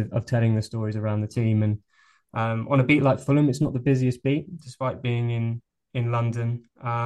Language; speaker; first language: English; native; English